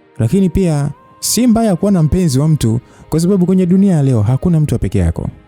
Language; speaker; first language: Swahili; native; Swahili